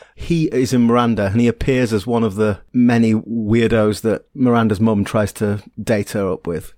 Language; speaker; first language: English; native; English